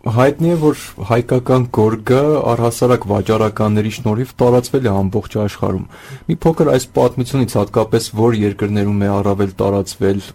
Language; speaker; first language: Armenian; native; Armenian